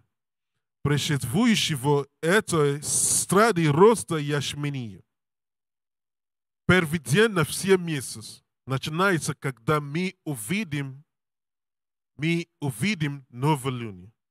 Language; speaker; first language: Russian; non-native, learner; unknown